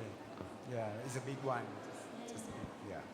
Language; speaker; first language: English; non-native, learner; Thai